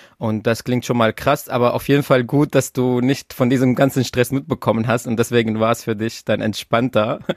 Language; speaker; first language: German; non-native, fluent; Arabic